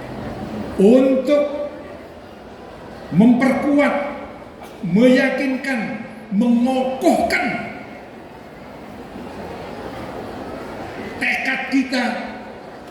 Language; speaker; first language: Indonesian; non-native, local second language; Sasak